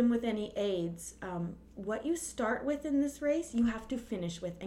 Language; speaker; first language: English; native; English